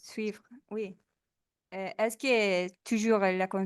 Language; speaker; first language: French; non-native, fluent; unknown